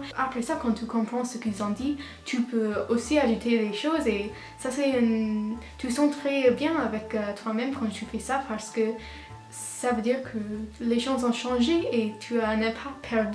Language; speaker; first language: French; non-native, learner; English